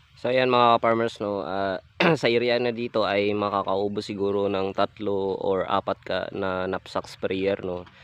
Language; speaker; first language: Filipino; non-native, local second language; Hiligaynon